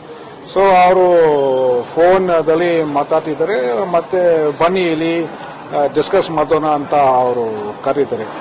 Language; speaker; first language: Kannada; non-native, fluent; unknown